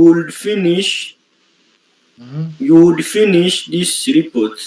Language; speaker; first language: English; non-native, learner; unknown